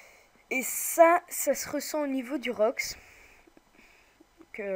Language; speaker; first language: French; native; French